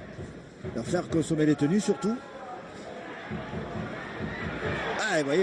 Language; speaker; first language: French; native; French